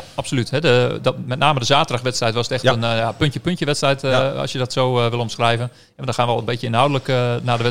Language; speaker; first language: Dutch; native; Dutch